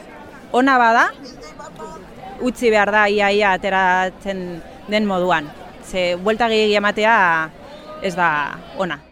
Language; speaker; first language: Basque; non-native, local second language; Spanish